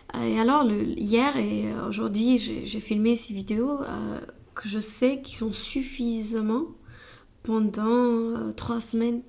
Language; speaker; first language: French; non-native, learner; Romanian